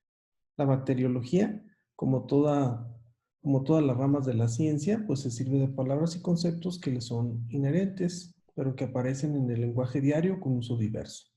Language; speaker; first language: Spanish; native; Spanish